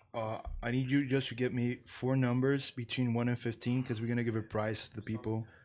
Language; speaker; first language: English; non-native, fluent; Portuguese